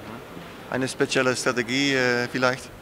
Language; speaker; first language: German; non-native, learner; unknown